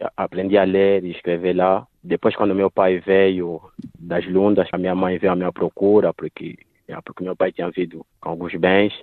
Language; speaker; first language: Portuguese; early bilingual, other home language; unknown